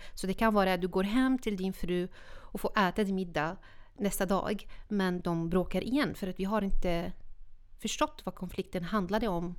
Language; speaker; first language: Swedish; non-native, fluent; Arabic